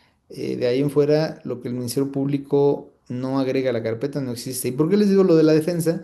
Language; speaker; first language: Spanish; native; Spanish